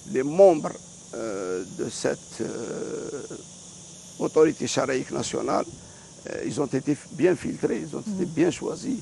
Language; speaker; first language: French; non-native, local second language; Arabic